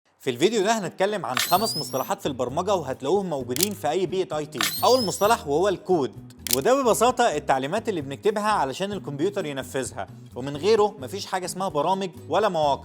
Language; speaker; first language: Arabic; native; Arabic